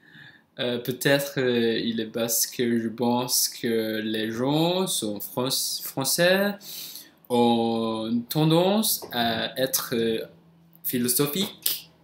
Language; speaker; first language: French; non-native, learner; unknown